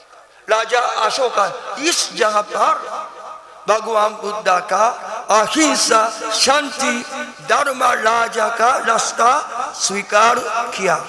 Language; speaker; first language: Hindi; non-native, learner; Japanese